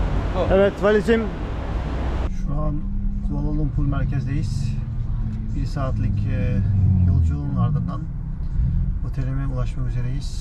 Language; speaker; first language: Turkish; native; Turkish